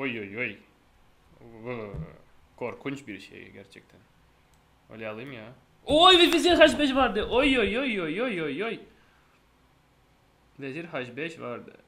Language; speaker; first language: Turkish; non-native, fluent; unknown